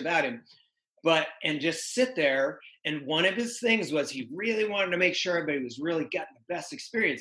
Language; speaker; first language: English; native; English